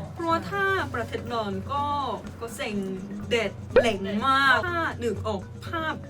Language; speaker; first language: Thai; non-native, fluent; Korean